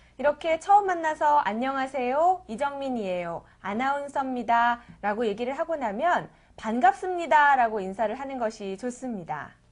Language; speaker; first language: Korean; native; Korean